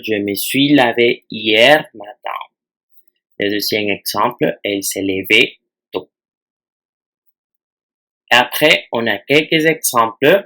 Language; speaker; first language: French; non-native, fluent; Spanish